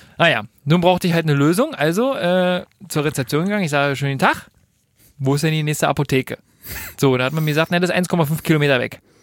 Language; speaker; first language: German; native; German